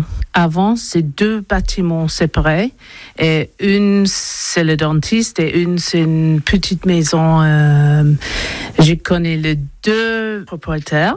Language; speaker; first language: French; non-native, learner; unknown